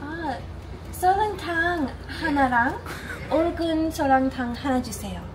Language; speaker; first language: Korean; non-native, learner; English